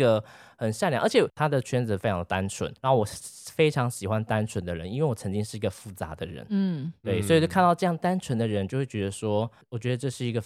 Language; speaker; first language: Chinese; native; Chinese